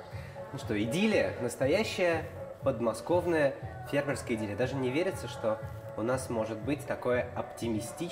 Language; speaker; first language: Russian; native; Russian